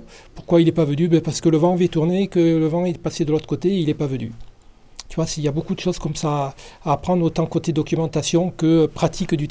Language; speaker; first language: French; native; French